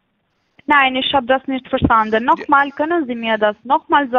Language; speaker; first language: German; non-native, fluent; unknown